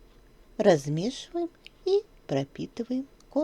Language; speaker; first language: Russian; native; Russian